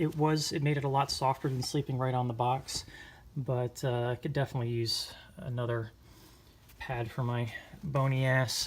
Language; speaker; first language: English; native; English